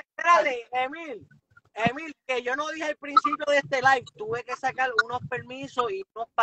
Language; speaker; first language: Spanish; native; Spanish